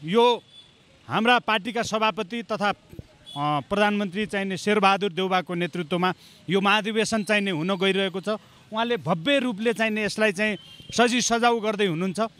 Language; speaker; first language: Nepali; native; Nepali